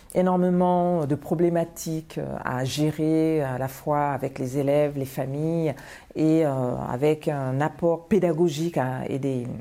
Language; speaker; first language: French; non-native, local second language; Bambara